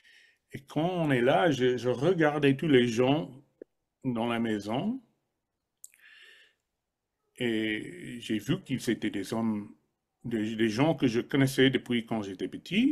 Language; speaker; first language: French; non-native, fluent; English